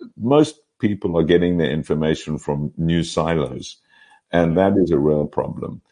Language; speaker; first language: English; native; English